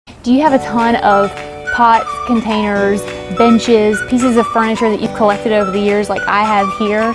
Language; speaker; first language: English; native; English